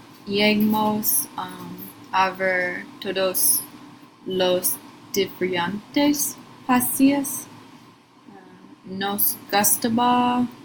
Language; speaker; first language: Spanish; non-native, learner; English